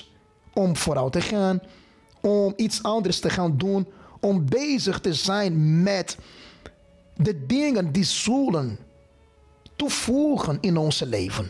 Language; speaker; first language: Dutch; non-native, fluent; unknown